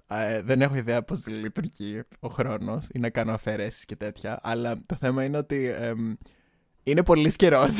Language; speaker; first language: Greek; native; Greek